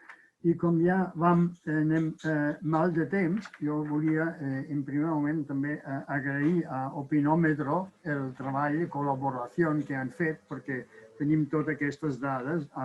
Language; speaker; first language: Catalan; non-native, fluent; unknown